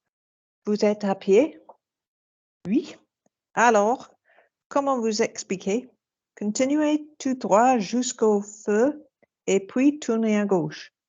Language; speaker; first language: French; non-native, learner; English